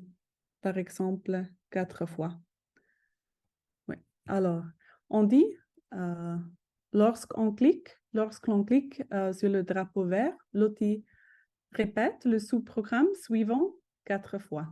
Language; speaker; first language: French; non-native, fluent; German